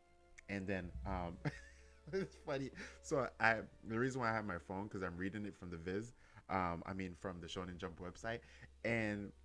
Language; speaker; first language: English; native; English